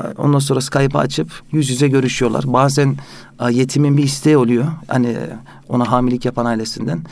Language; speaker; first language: Turkish; early bilingual, heritage; Turkish